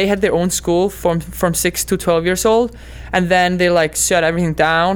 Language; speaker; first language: English; non-native, fluent; Icelandic